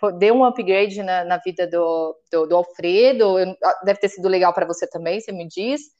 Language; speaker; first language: Portuguese; native; Portuguese